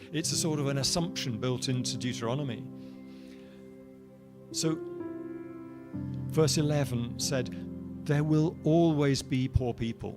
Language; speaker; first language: English; native; English